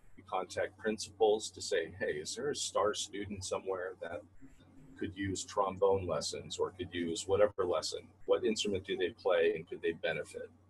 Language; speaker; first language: English; native; English